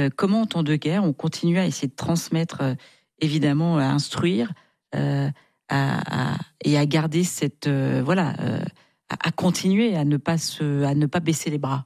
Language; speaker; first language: French; native; French